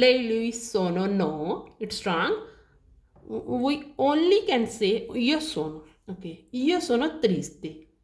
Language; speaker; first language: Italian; non-native, learner; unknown